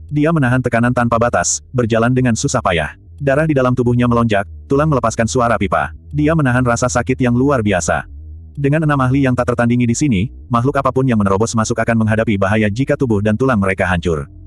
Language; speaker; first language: Indonesian; native; Indonesian